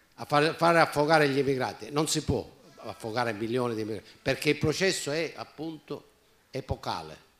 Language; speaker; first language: Italian; native; Italian